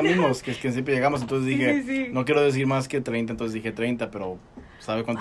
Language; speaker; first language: Spanish; early bilingual, heritage; Spanish